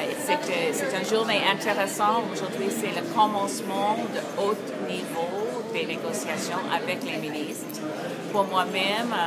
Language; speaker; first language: French; non-native, learner; English